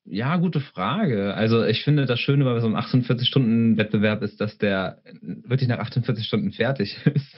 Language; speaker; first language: German; native; German